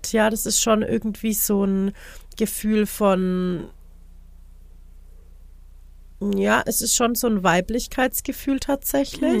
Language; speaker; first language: German; native; German